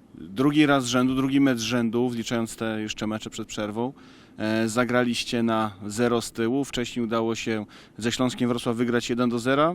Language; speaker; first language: Polish; native; Polish